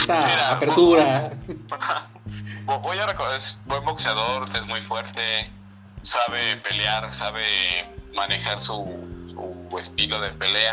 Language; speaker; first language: Spanish; native; Spanish